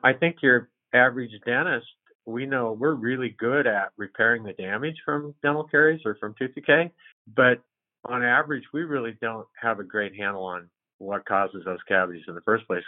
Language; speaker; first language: English; native; English